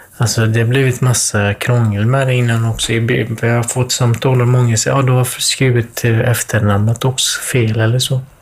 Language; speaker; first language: Swedish; non-native, fluent; Kurdish